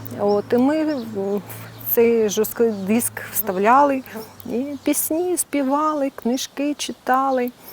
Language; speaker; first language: Ukrainian; non-native, local second language; Russian